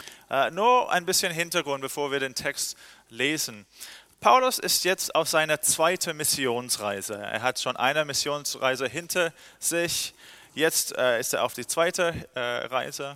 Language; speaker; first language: German; non-native, fluent; English